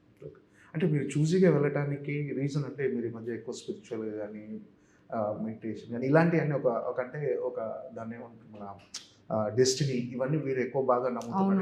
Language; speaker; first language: Telugu; native; Telugu